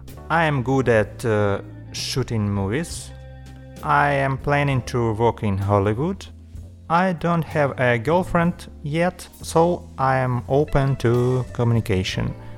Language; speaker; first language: English; non-native, learner; Ukrainian